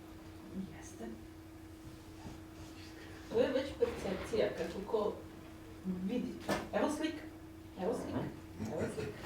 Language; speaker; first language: Bosnian; native; Bosnian